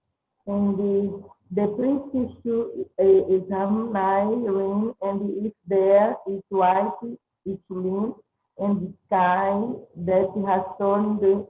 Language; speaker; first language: English; non-native, learner; Portuguese